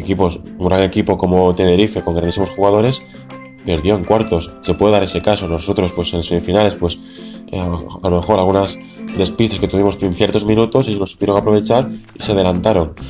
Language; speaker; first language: Spanish; native; Spanish